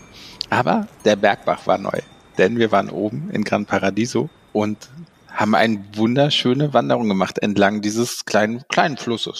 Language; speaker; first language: German; native; German